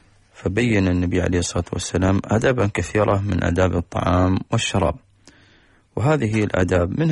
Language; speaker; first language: Arabic; native; Arabic